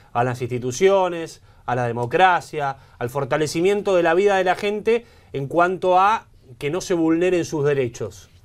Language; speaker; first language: Spanish; native; Spanish